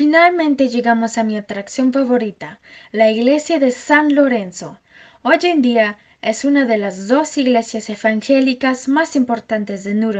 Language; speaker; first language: Spanish; early bilingual, heritage; Spanish